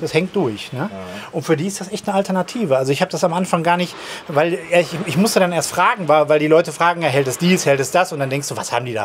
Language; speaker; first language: German; native; German